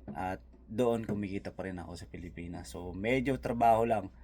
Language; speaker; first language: Filipino; non-native, local second language; Cebuano